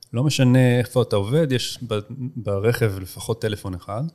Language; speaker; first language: Hebrew; native; Hebrew